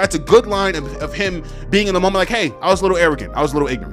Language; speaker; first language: English; native; English